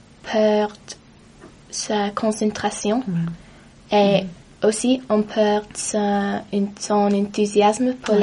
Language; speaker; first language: French; non-native, learner; English